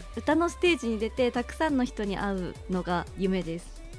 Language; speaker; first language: Japanese; native; Japanese